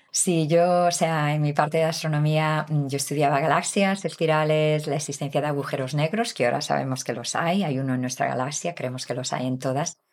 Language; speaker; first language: Spanish; native; Spanish